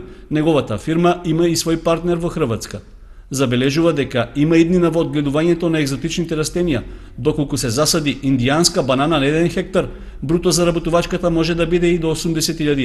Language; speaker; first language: Macedonian; native; Macedonian